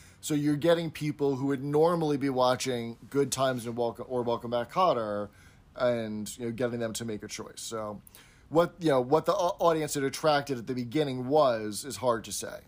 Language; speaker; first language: English; native; English